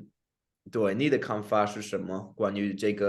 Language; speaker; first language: Chinese; non-native, fluent; English